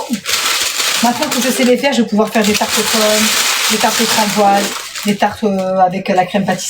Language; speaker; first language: French; native; French